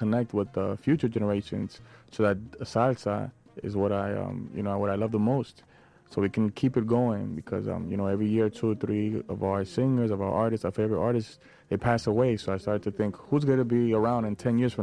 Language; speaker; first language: English; native; English